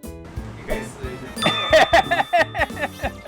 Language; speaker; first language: Chinese; non-native, local second language; Cantonese